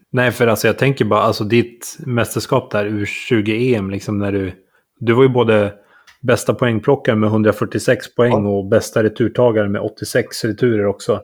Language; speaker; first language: Swedish; native; Swedish